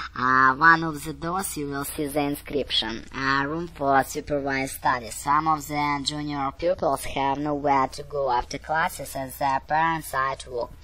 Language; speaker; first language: English; non-native, learner; Russian